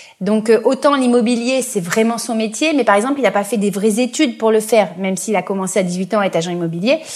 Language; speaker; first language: French; native; French